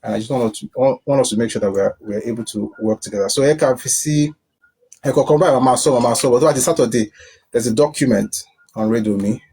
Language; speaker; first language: English; non-native, local second language; Yoruba